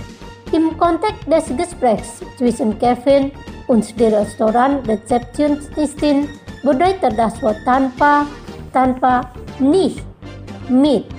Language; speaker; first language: German; non-native, fluent; Indonesian